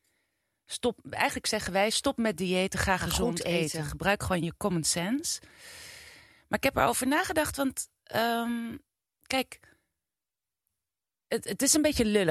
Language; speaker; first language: Dutch; native; Dutch